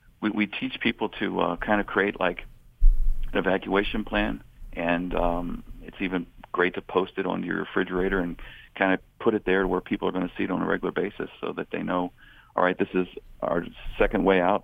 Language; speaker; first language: English; native; English